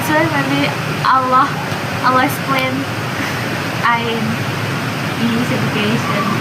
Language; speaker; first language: English; non-native, learner; Indonesian